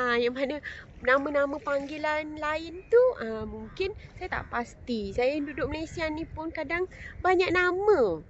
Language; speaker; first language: Malay; native; Malay